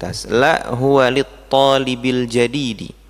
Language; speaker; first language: Arabic; non-native, fluent; Indonesian